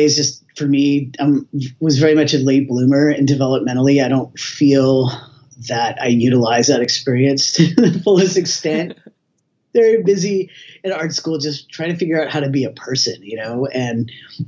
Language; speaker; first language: English; native; English